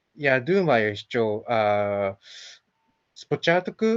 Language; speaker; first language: Ukrainian; non-native, learner; Japanese